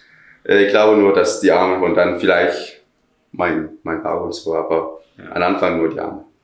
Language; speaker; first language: German; non-native, learner; Danish